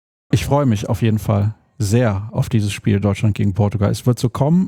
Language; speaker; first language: German; native; German